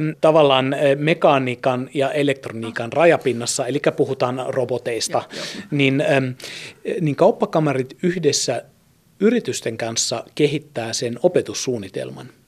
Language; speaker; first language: Finnish; early bilingual, heritage; German